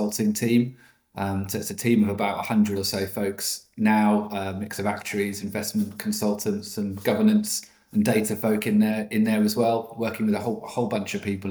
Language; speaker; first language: English; native; English